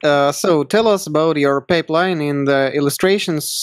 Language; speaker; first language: English; non-native, learner; Russian